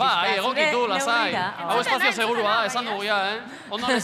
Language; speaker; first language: Basque; native; Basque